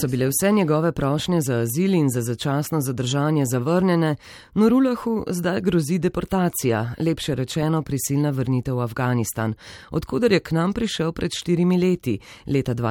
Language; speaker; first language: Slovenian; native; Slovenian